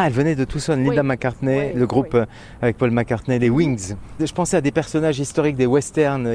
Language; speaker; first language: French; native; French